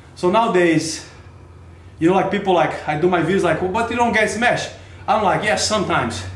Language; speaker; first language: English; non-native, learner; Portuguese